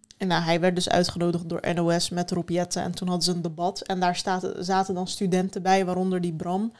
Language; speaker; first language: Dutch; early bilingual, other home language; Turkish